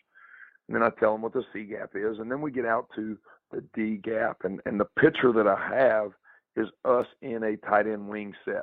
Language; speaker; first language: English; native; English